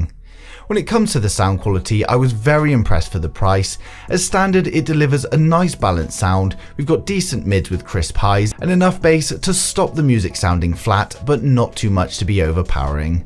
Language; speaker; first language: English; native; English